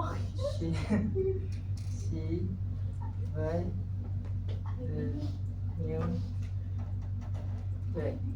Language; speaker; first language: English; non-native, learner; Indonesian